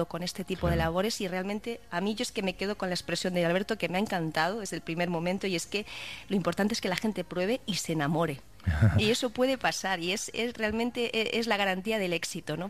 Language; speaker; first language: Spanish; native; Spanish